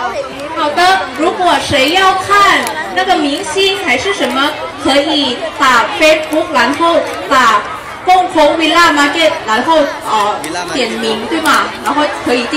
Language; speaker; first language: Chinese; non-native, learner; Thai